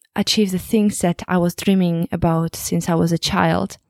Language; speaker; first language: English; non-native, fluent; Kazakh